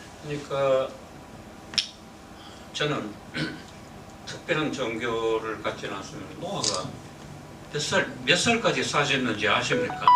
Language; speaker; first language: Korean; native; Korean